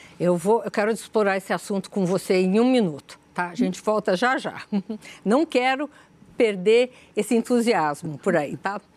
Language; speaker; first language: Portuguese; native; Portuguese